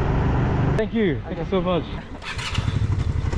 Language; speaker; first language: English; non-native, learner; Korean